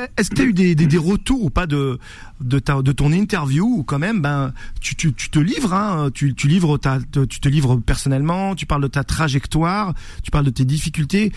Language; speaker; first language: French; native; French